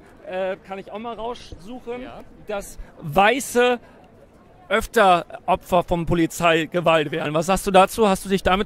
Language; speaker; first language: German; native; German